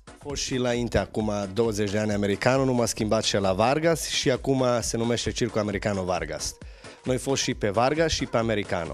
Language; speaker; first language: Romanian; non-native, learner; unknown